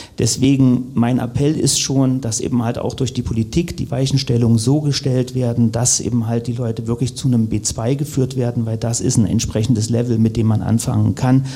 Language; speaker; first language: German; native; German